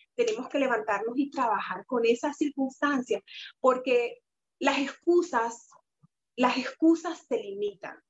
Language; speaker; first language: Spanish; native; Spanish